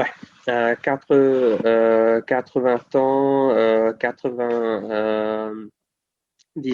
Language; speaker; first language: French; non-native, fluent; Czech